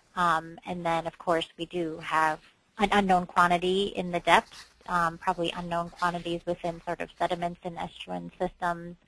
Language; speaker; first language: English; native; English